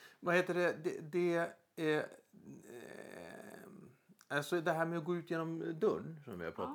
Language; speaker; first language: Swedish; native; Swedish